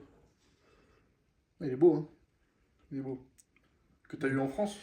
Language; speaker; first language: French; native; French